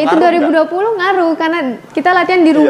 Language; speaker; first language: Indonesian; native; Indonesian